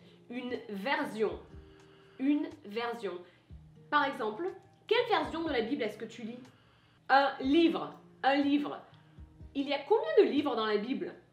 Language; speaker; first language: French; native; French